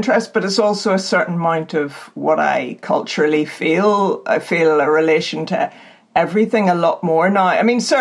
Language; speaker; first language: English; native; English